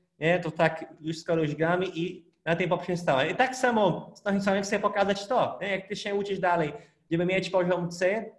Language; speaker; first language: Polish; non-native, fluent; Portuguese